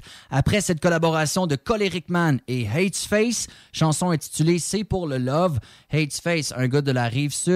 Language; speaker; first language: French; native; French